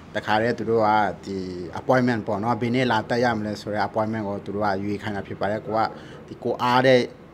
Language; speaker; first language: Burmese; native; Burmese